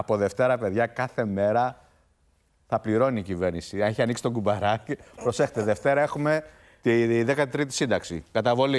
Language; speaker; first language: Greek; native; Greek